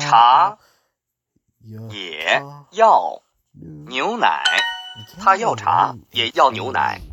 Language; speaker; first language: Chinese; non-native, learner; English